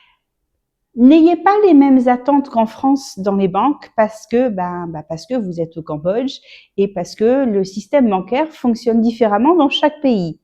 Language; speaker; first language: French; native; French